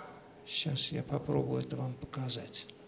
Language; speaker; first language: Russian; native; Russian